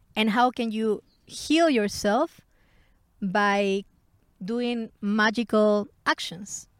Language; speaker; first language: English; non-native, fluent; Spanish